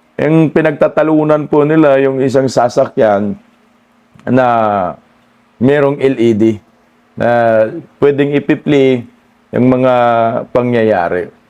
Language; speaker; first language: Filipino; non-native, local second language; Cebuano